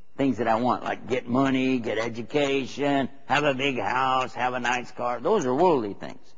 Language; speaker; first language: English; native; English